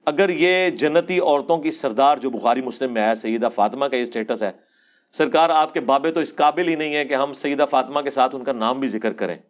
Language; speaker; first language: Urdu; non-native, local second language; Punjabi